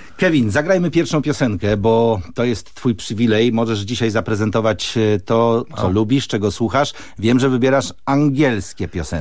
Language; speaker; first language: Polish; native; Polish